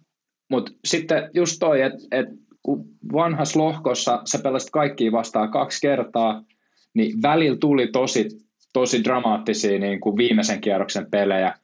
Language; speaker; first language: Finnish; native; Finnish